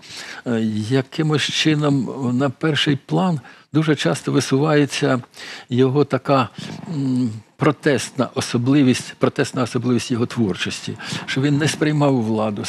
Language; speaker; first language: Ukrainian; native; Ukrainian